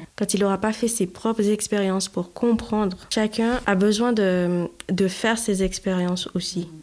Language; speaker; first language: French; non-native, local second language; Haitian Creole